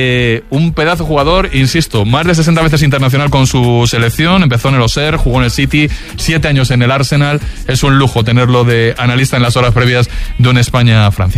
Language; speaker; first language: Spanish; native; Spanish